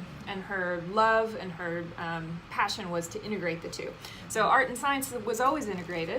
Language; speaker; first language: English; native; English